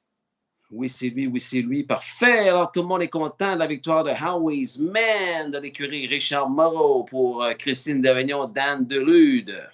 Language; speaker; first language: French; native; French